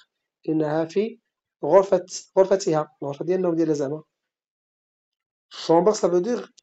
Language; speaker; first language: French; non-native, fluent; Arabic